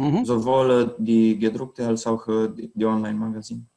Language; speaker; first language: German; non-native, learner; Romanian